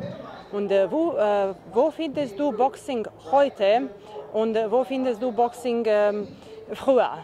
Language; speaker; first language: German; non-native, learner; Serbian